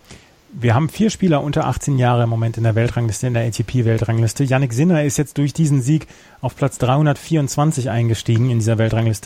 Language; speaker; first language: German; native; German